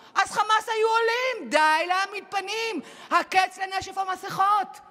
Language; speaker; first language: Hebrew; native; Hebrew